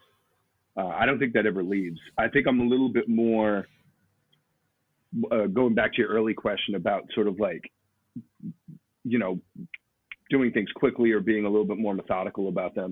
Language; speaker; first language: English; native; English